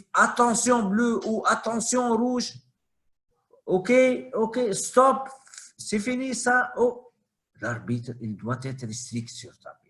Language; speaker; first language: French; non-native, fluent; Arabic